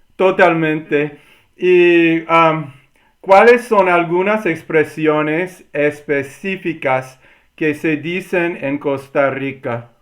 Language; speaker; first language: Spanish; non-native, learner; English